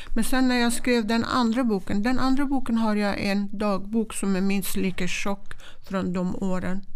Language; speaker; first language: Swedish; non-native, fluent; Persian